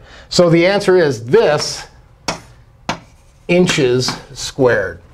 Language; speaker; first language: English; native; English